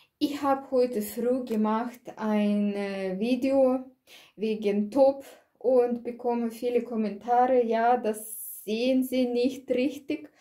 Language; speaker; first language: German; non-native, learner; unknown